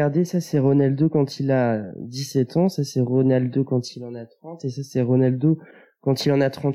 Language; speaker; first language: French; native; French